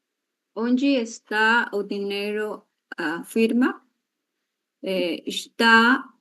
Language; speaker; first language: Portuguese; non-native, learner; Spanish